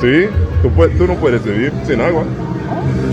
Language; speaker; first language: Spanish; non-native, learner; English